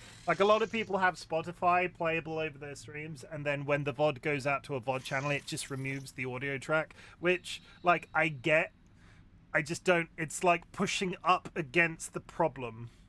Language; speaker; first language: English; native; English